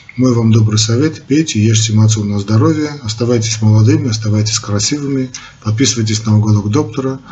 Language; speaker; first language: Russian; non-native, local second language; Armenian